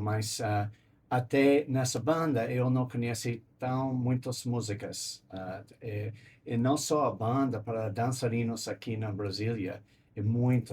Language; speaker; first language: Portuguese; non-native, learner; English